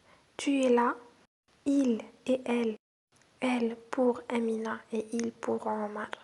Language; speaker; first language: French; non-native, local second language; Arabic